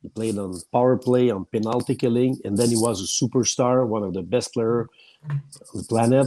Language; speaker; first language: English; non-native, fluent; French